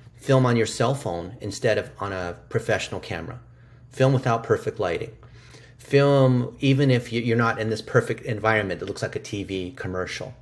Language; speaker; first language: English; early bilingual, other home language; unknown